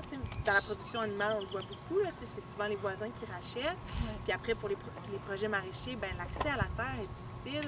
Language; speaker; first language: French; native; French